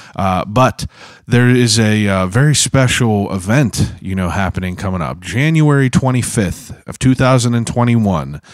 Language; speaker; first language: English; native; English